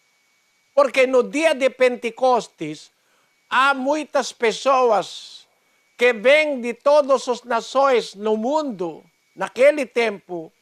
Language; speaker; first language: Portuguese; non-native, learner; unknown